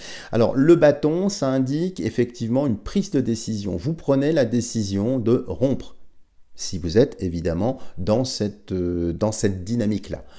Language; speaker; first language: French; native; French